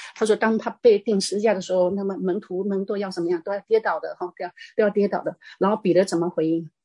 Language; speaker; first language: Chinese; native; Chinese